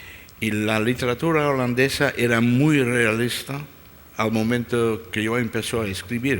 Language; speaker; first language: Spanish; non-native, fluent; Dutch